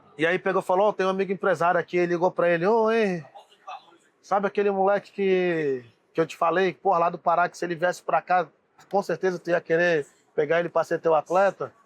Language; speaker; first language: Portuguese; native; Portuguese